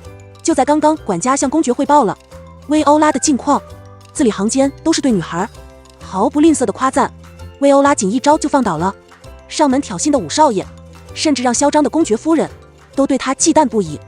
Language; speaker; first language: Chinese; native; Chinese